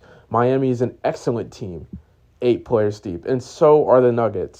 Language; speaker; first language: English; native; English